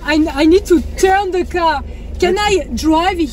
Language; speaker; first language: English; non-native, fluent; French